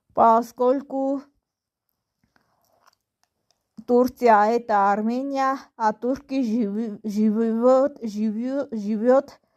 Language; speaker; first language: Russian; non-native, learner; Armenian